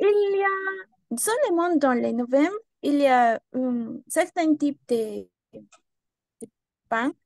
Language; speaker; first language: French; non-native, learner; Spanish